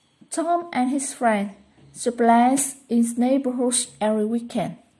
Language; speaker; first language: English; non-native, fluent; Vietnamese